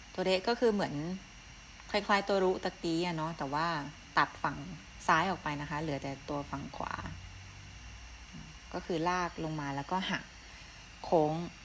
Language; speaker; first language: Thai; native; Thai